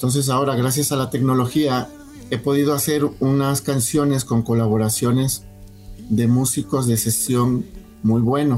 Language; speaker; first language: Spanish; native; Spanish